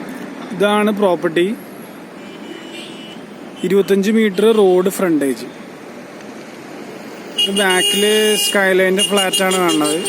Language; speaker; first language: Malayalam; native; Malayalam